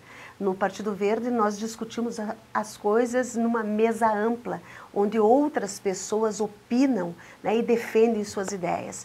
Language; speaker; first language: Portuguese; native; Portuguese